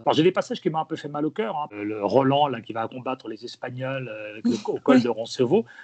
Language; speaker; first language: French; early bilingual, other home language; Spanish